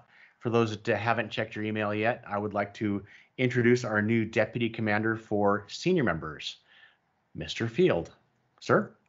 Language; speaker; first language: English; native; English